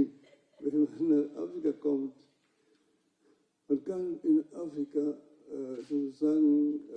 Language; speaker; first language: German; non-native, fluent; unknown